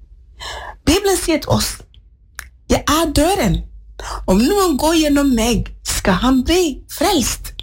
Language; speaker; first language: Norwegian; non-native, fluent; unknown